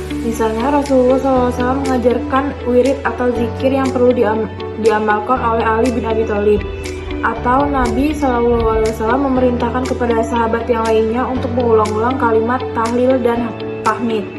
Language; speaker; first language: Indonesian; native; Indonesian